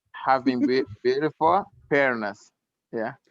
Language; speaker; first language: English; non-native, learner; Arabic